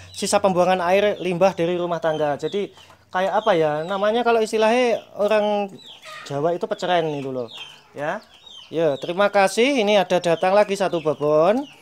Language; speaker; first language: Indonesian; native; Indonesian